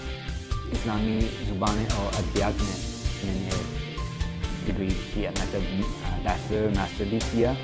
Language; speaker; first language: Hindi; non-native, fluent; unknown